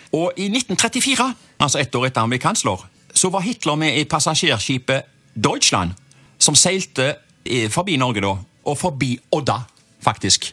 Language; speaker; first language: Norwegian; native; Norwegian